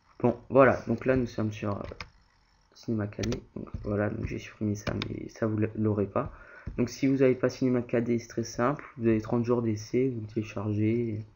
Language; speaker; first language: French; native; French